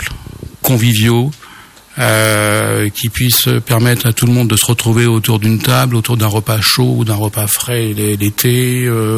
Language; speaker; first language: French; native; French